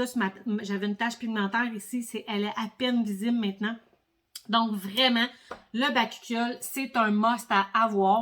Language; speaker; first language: French; native; French